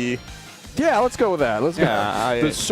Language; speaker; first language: English; native; English